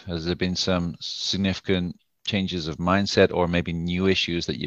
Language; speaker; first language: English; native; English